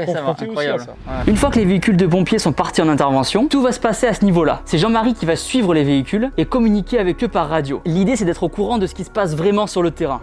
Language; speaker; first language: French; native; French